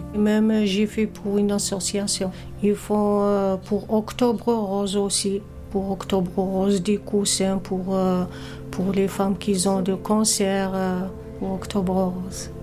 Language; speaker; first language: French; non-native, fluent; Arabic